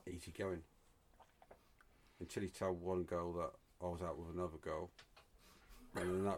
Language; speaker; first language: English; native; English